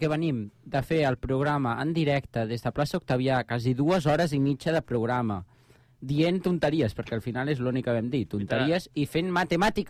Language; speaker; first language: Catalan; native; Catalan